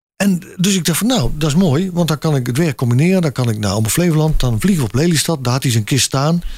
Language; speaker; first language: Dutch; native; Dutch